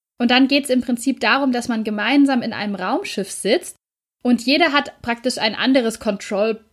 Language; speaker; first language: German; native; German